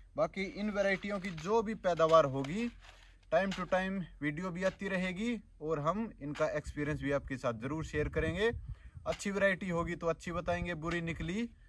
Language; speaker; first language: Hindi; native; Hindi